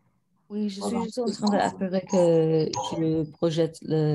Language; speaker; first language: French; non-native, fluent; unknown